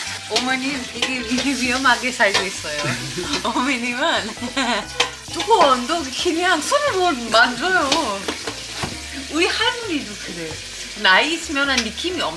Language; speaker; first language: Korean; non-native, fluent; German